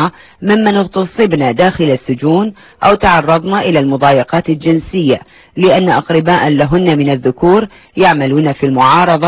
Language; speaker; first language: Arabic; native; Arabic